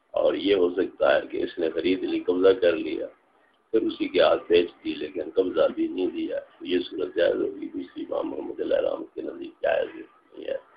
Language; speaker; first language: Urdu; non-native, local second language; Punjabi